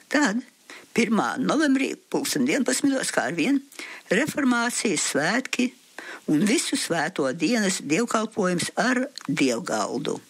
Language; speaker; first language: Latvian; early bilingual, heritage; Latvian